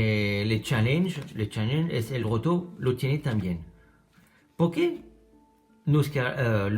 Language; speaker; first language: Spanish; non-native, learner; French